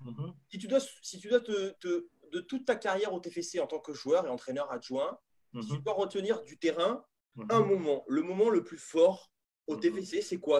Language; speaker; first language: French; native; French